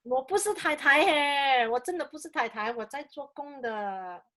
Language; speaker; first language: Chinese; native; Chinese